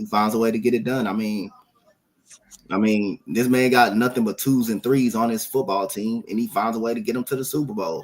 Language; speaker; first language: English; native; English